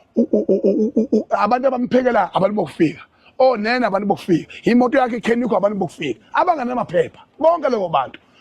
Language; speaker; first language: Zulu; native; Zulu